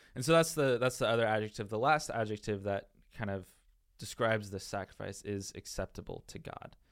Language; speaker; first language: English; native; English